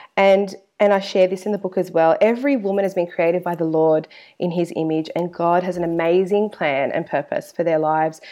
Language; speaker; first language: English; native; English